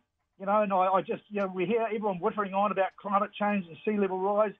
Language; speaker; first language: English; native; English